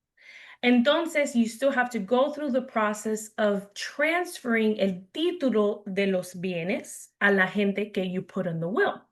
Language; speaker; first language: Spanish; early bilingual, heritage; English